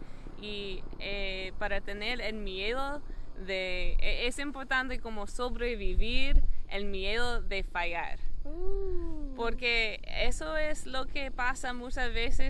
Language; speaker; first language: Spanish; non-native, fluent; English